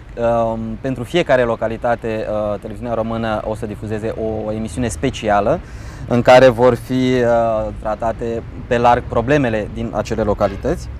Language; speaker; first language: Romanian; native; Romanian